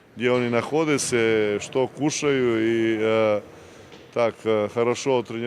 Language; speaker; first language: Russian; non-native, learner; Serbian